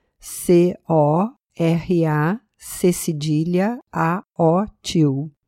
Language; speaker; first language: Portuguese; native; Portuguese